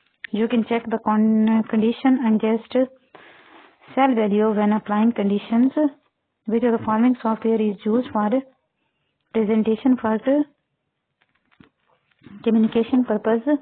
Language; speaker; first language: English; non-native, local second language; Urdu